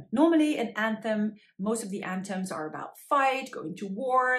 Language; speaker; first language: English; non-native, fluent; Dutch